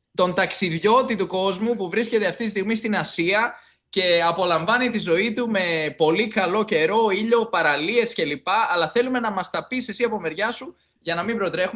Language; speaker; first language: Greek; native; Greek